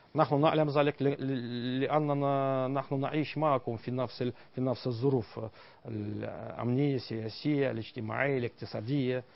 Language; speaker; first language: Arabic; non-native, fluent; Russian